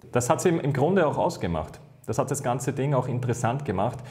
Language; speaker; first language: German; native; German